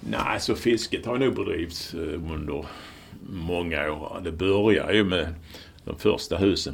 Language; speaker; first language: Swedish; native; Swedish